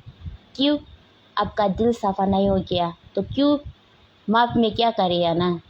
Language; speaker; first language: Hindi; non-native, local second language; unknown